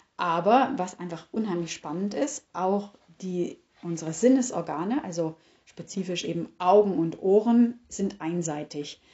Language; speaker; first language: German; native; German